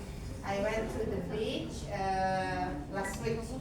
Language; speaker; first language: English; non-native, learner; Indonesian